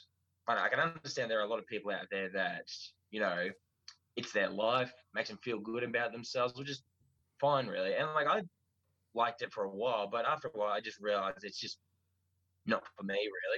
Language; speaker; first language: English; native; English